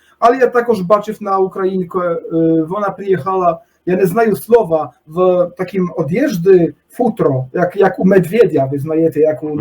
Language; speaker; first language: Polish; non-native, learner; Ukrainian